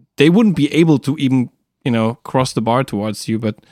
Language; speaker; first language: English; non-native, fluent; German